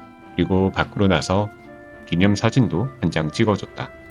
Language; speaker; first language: Korean; native; Korean